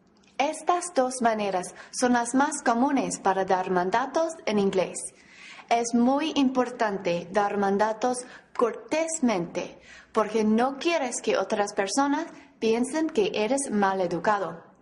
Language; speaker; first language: Spanish; non-native, fluent; English